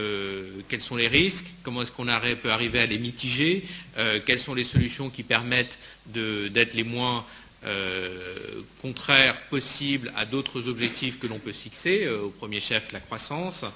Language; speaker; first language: French; native; French